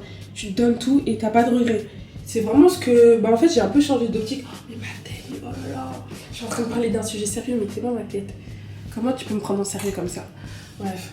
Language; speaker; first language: French; native; French